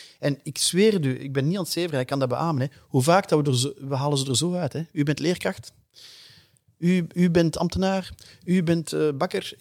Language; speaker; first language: Dutch; non-native, local second language; French